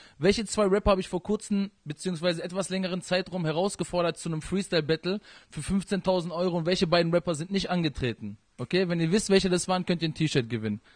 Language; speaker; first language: German; early bilingual, other home language; Persian